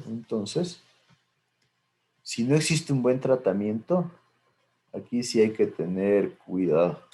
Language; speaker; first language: Spanish; native; Spanish